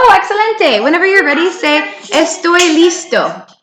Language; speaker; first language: Spanish; non-native, fluent; English